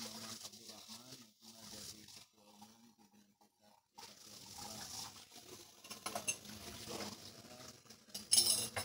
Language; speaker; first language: Indonesian; native; Indonesian